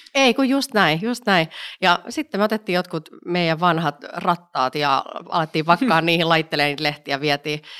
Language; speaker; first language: Finnish; native; Finnish